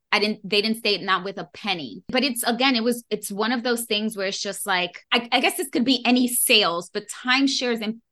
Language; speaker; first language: English; native; English